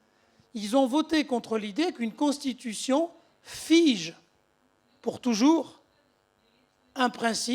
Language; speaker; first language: French; native; French